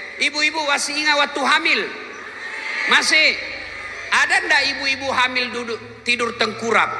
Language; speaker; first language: Indonesian; non-native, local second language; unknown